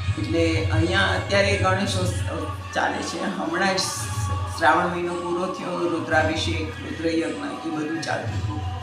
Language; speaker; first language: Gujarati; early bilingual, heritage; Gujarati